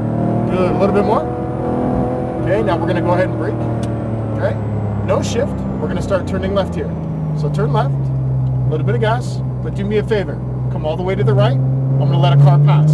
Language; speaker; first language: English; native; English